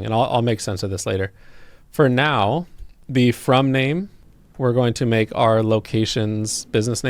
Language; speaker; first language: English; native; English